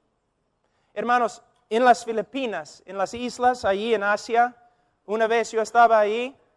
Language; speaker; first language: Spanish; non-native, fluent; English